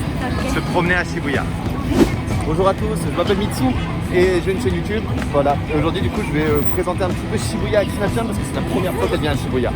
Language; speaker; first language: French; native; French